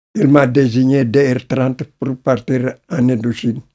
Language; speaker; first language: French; non-native, local second language; Wolof